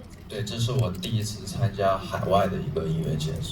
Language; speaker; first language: Chinese; native; Chinese